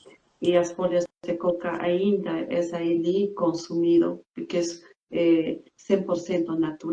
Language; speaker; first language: Portuguese; non-native, fluent; Spanish